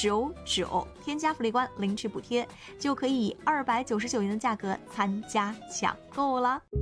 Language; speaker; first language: Chinese; native; Chinese